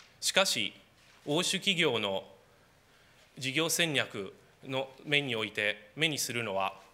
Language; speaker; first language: Japanese; non-native, fluent; Romanian